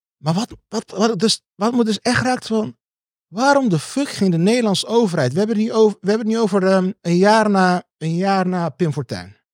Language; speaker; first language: Dutch; early bilingual, other home language; Turkish